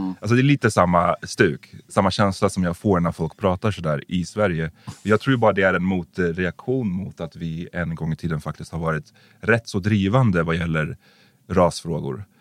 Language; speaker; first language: Swedish; early bilingual, other home language; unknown